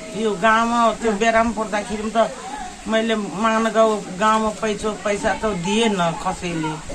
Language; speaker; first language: Nepali; non-native, local second language; Maithili